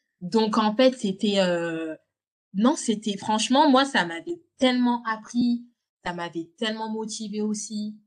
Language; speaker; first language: French; native; French